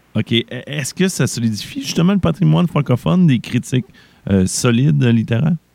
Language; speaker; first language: French; native; French